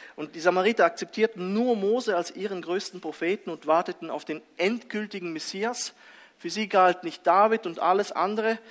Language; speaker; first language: German; early bilingual, other home language; Russian